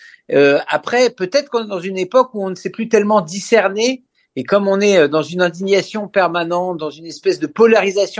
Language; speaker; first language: French; native; French